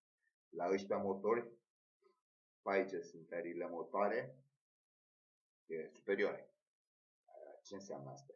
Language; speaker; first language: Romanian; native; Romanian